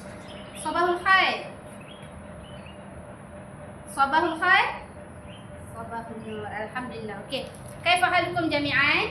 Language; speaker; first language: Arabic; non-native, learner; Malay